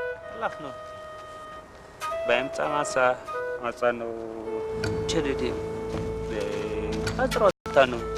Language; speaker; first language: Hebrew; non-native, learner; Amharic